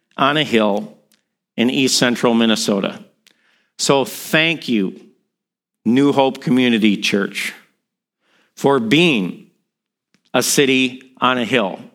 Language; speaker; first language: English; native; English